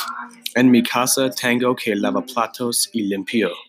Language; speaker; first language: Spanish; non-native, learner; English